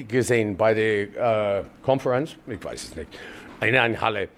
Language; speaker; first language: German; non-native, learner; English